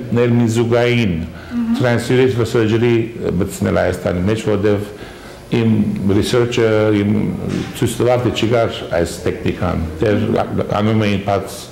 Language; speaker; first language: Armenian; early bilingual, heritage; Armenian